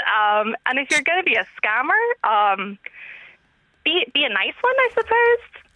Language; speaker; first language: English; native; English